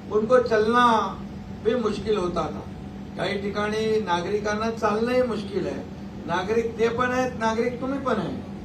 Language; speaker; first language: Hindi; non-native, local second language; Marathi